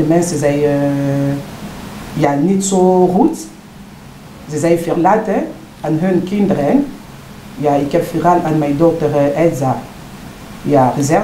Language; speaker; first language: Dutch; non-native, learner; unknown